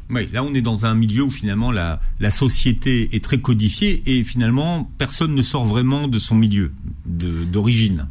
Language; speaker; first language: French; native; French